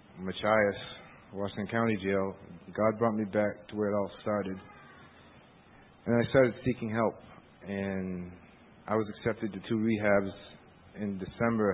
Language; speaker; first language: English; native; English